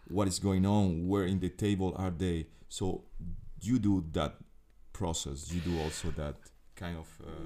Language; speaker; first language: English; non-native, fluent; Spanish